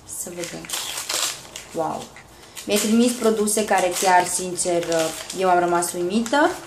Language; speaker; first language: Romanian; early bilingual, heritage; Romanian